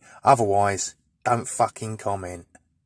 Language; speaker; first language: English; native; English